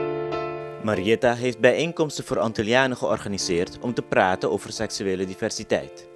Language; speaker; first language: Dutch; native; Dutch